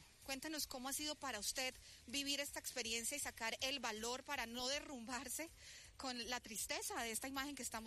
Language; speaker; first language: Spanish; native; Spanish